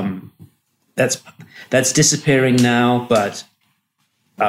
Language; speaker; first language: English; native; English